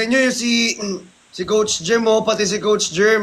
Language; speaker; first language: Filipino; native; Filipino